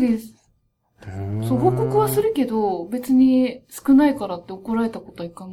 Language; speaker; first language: Japanese; native; Japanese